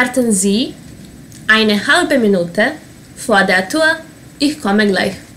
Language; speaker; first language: German; non-native, fluent; Serbian